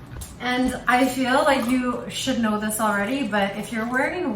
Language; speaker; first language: English; native; English